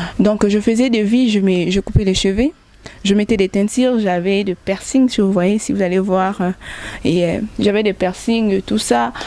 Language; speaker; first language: French; non-native, local second language; Lingala